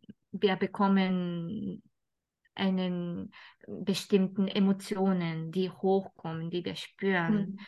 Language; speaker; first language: German; non-native, fluent; Japanese